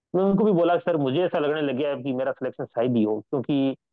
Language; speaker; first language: Hindi; native; Hindi